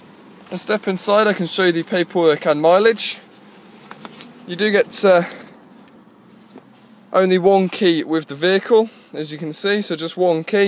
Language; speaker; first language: English; native; English